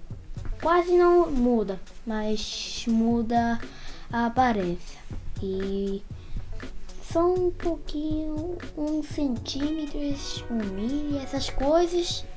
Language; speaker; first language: Portuguese; early bilingual, heritage; Portuguese